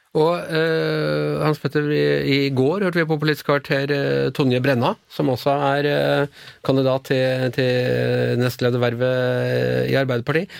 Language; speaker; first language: Norwegian; native; Norwegian